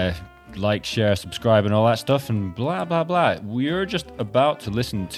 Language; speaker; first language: English; native; English